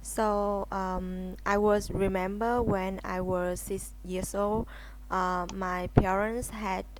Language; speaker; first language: English; non-native, learner; Vietnamese